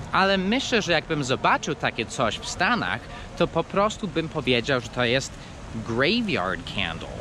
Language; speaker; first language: Polish; early bilingual, heritage; Polish